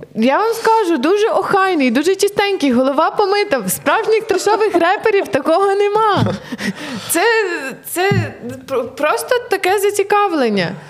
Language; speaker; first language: Ukrainian; native; Ukrainian